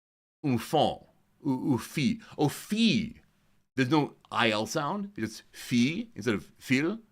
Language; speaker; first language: French; non-native, learner; English